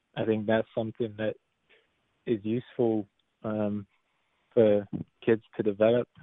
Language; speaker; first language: English; native; English